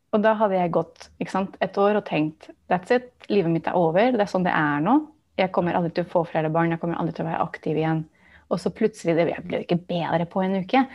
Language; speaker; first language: Norwegian; non-native, fluent; English